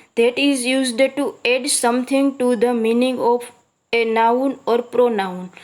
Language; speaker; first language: English; non-native, local second language; Gujarati